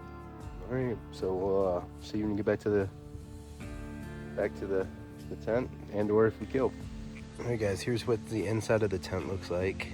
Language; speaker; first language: English; native; English